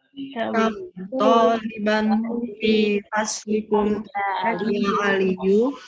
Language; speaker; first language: Arabic; non-native, learner; Indonesian